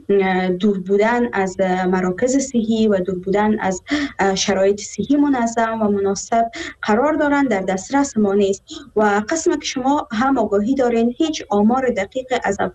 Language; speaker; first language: Persian; native; Persian